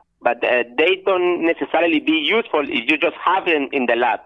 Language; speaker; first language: English; non-native, local second language; Hindi